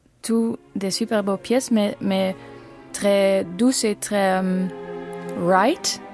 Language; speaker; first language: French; non-native, learner; Dutch